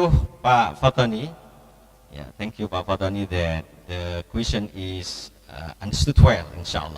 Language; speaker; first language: English; non-native, learner; Indonesian